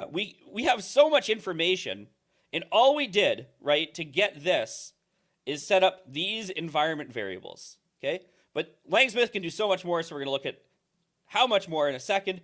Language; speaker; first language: English; native; English